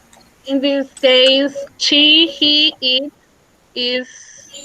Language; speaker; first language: English; non-native, learner; Spanish